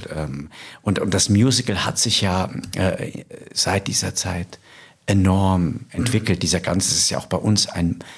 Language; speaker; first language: German; native; German